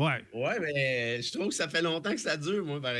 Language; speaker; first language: French; native; French